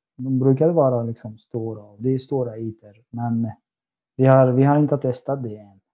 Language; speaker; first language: Swedish; non-native, fluent; Arabic